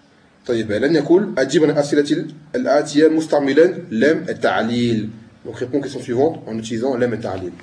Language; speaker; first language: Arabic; non-native, fluent; French